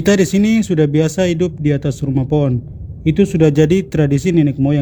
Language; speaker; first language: Indonesian; non-native, local second language; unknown